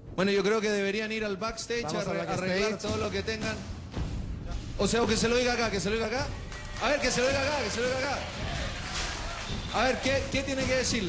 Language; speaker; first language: Spanish; native; Spanish